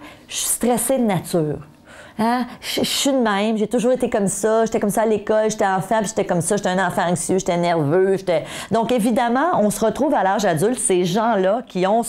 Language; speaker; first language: French; native; French